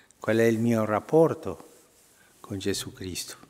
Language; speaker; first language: Italian; non-native, fluent; Spanish